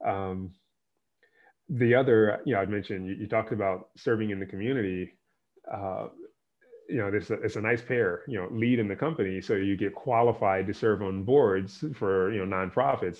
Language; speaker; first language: English; native; English